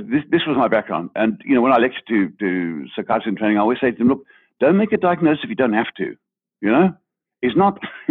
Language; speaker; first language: English; native; English